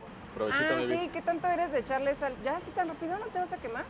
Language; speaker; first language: Spanish; native; Spanish